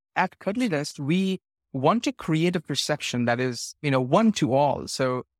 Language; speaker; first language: English; non-native, local second language; Hindi